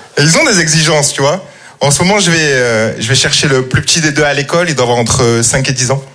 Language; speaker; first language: French; native; French